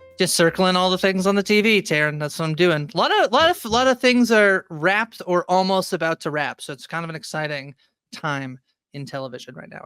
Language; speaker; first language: English; native; English